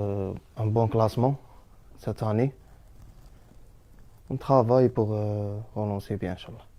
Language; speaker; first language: French; non-native, learner; Arabic